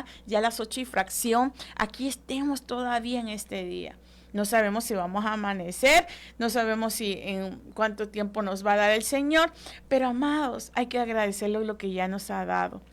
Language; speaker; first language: Spanish; native; Spanish